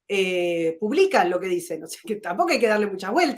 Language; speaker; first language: Spanish; native; Spanish